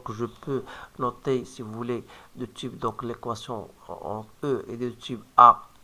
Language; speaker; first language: French; non-native, local second language; Arabic